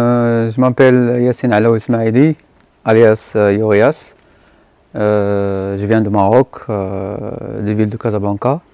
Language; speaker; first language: French; non-native, local second language; Arabic